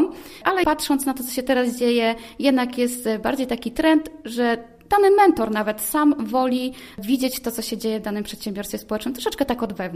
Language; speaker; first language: Polish; native; Polish